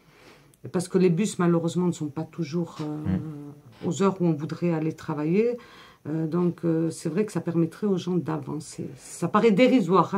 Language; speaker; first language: French; native; French